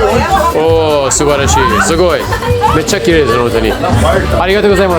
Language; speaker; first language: Japanese; non-native, learner; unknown